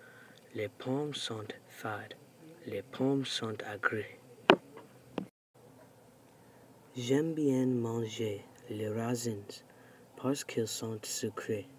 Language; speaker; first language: French; non-native, learner; English